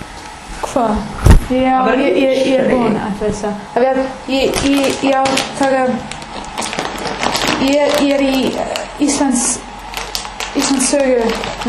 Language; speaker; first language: Icelandic; non-native, learner; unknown